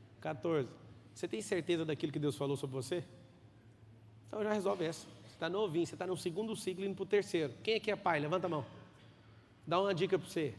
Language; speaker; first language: Portuguese; native; Portuguese